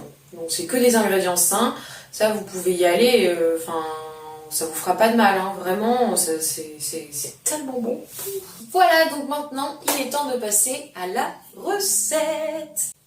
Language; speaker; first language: French; native; French